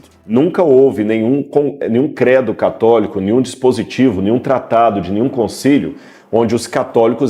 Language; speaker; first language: Portuguese; native; Portuguese